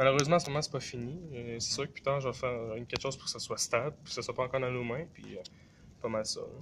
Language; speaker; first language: French; native; French